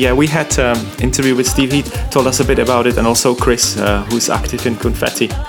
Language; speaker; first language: English; non-native, fluent; Czech